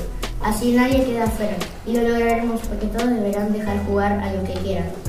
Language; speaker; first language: Spanish; native; Spanish